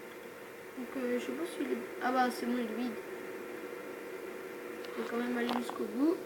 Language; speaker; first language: French; native; French